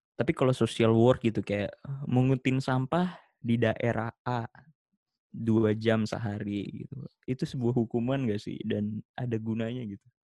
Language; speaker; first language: Indonesian; native; Indonesian